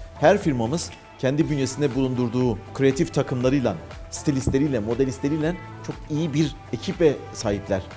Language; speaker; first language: Turkish; native; Turkish